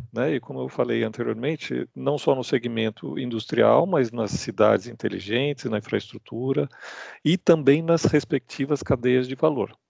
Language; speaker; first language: Portuguese; native; Portuguese